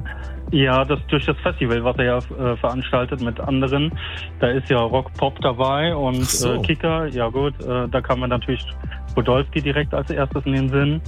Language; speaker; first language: German; native; German